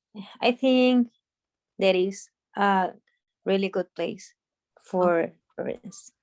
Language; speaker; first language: English; non-native, learner; Spanish